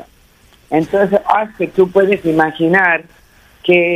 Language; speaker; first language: Spanish; early bilingual, heritage; Spanish